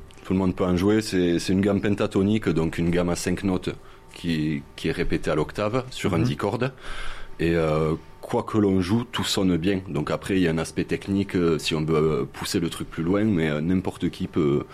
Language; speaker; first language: French; native; French